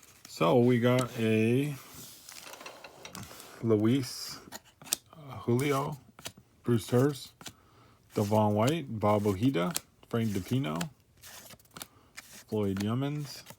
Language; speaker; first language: English; native; English